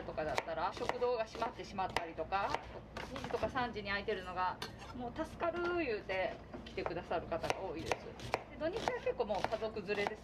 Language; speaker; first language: Japanese; native; Japanese